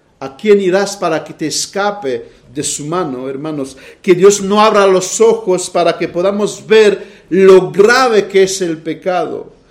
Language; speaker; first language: Spanish; non-native, fluent; Romanian